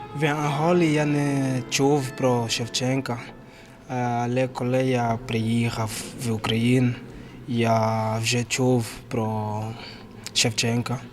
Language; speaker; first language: Ukrainian; non-native, learner; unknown